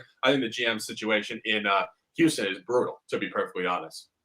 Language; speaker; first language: English; native; English